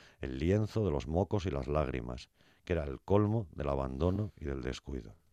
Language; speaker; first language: Spanish; native; Spanish